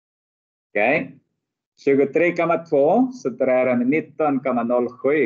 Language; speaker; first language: Swedish; non-native, fluent; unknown